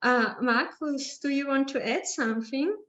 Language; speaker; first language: English; non-native, learner; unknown